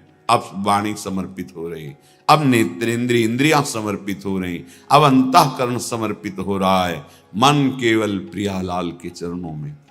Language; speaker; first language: Hindi; native; Hindi